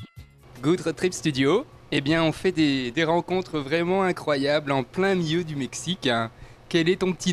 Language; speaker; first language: French; native; French